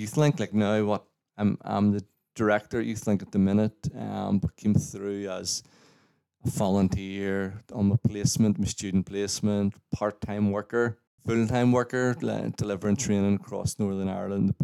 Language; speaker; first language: English; native; English